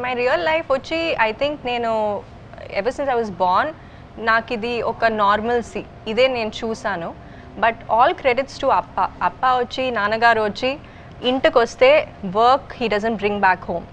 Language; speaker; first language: Telugu; early bilingual, heritage; Kannada